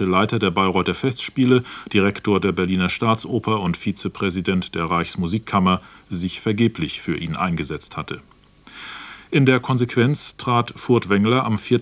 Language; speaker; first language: German; native; German